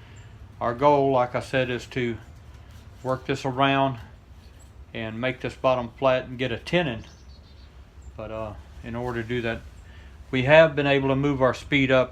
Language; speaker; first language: English; native; English